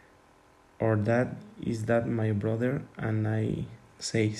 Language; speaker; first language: English; non-native, learner; Spanish